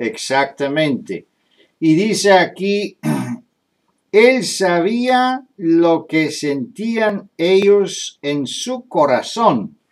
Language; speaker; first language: Spanish; non-native, fluent; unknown